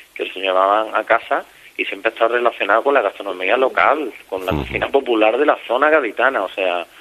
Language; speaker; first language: Spanish; native; Spanish